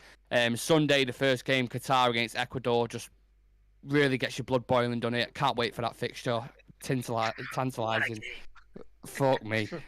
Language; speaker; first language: English; native; English